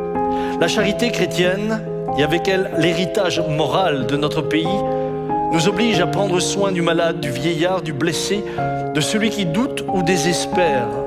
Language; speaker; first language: French; native; French